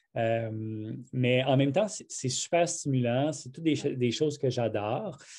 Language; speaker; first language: French; native; French